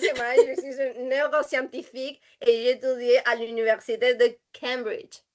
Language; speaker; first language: French; non-native, learner; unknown